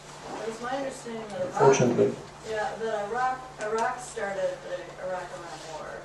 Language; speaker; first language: English; native; English